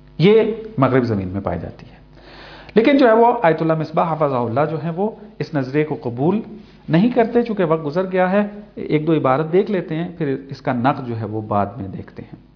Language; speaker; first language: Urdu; native; Urdu